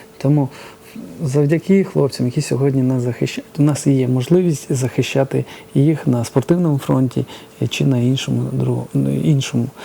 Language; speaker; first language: Ukrainian; early bilingual, other home language; Georgian